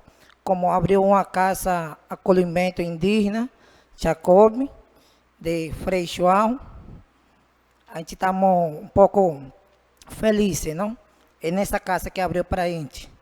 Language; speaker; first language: Portuguese; non-native, learner; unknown